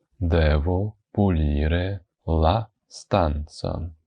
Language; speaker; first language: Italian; non-native, fluent; Ukrainian